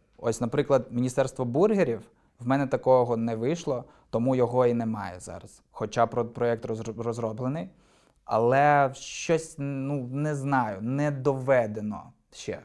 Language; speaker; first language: Ukrainian; non-native, local second language; Russian